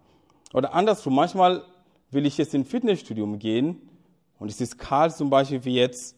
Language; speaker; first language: German; non-native, fluent; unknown